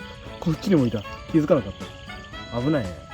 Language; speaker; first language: Japanese; native; Japanese